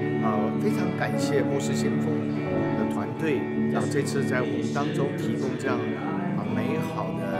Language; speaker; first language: Chinese; native; Chinese